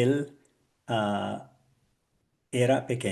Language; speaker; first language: Spanish; non-native, learner; English